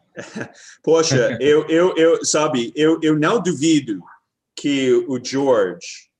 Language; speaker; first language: Portuguese; non-native, fluent; English